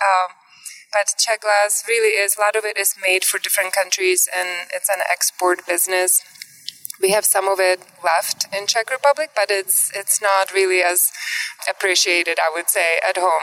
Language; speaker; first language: English; non-native, fluent; Czech